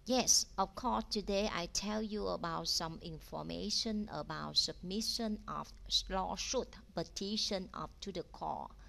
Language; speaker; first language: English; non-native, learner; Vietnamese